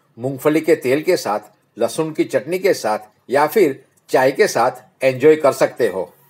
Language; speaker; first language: Hindi; non-native, local second language; Gujarati